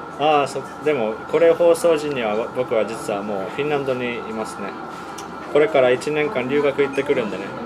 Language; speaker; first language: Japanese; non-native, fluent; Finnish